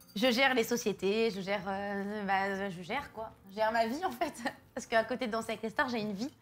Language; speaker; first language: French; native; French